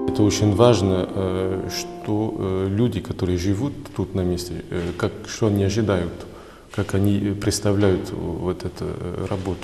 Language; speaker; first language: Russian; non-native, fluent; French